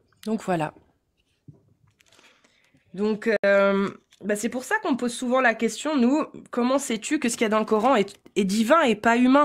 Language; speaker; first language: French; native; French